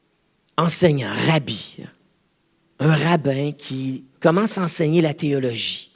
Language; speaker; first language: French; native; French